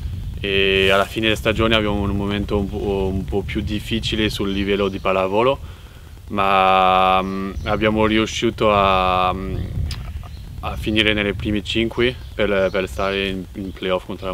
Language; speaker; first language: Italian; non-native, fluent; French